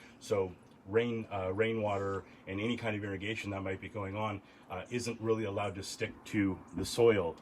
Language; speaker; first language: English; native; English